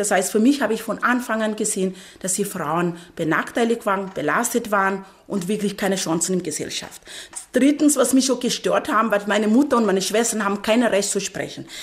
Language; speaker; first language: German; non-native, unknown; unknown